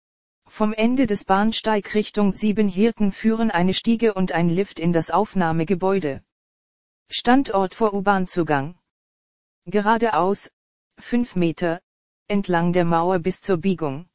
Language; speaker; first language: German; native; German